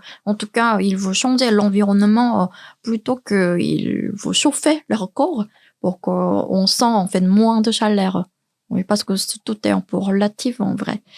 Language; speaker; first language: French; non-native, learner; Korean